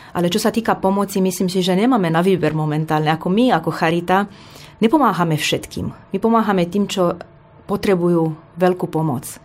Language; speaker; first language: Slovak; non-native, fluent; Romanian